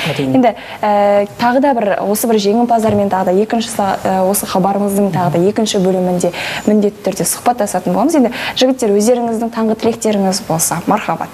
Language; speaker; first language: Kazakh; native; Kazakh